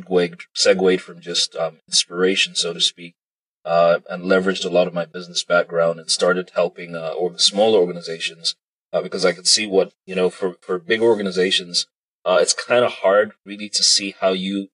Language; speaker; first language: English; native; English